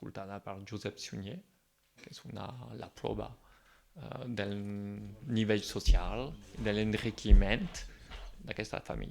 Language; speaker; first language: Catalan; non-native, local second language; French